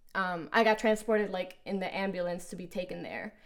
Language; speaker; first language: English; early bilingual, other home language; Spanish